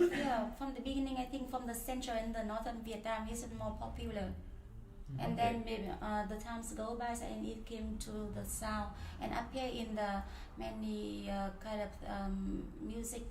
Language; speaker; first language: English; non-native, learner; Vietnamese